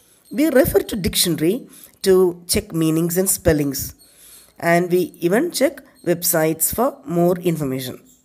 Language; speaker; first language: English; non-native, local second language; Tamil